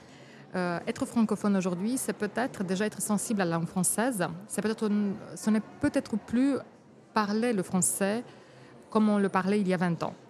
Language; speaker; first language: French; non-native, fluent; Romanian